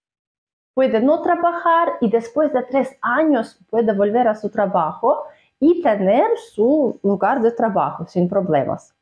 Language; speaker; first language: Spanish; non-native, fluent; Russian